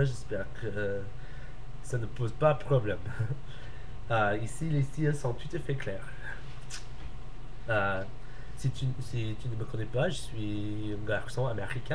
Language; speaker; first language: French; non-native, learner; English